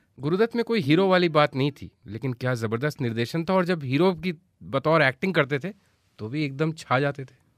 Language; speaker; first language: Hindi; native; Hindi